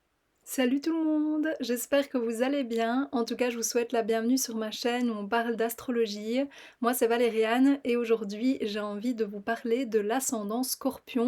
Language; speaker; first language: French; native; French